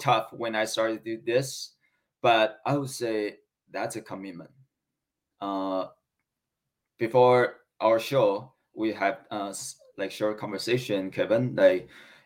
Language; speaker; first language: English; non-native, learner; Chinese